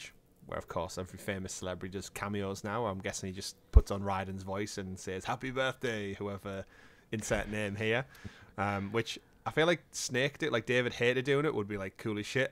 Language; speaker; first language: English; native; English